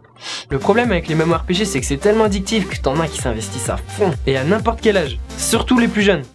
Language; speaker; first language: French; native; French